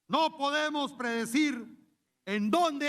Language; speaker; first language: Spanish; native; Spanish